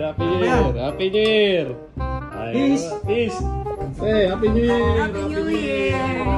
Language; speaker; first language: English; non-native, local second language; Filipino